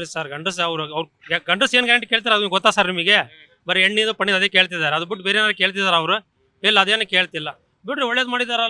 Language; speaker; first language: Kannada; native; Kannada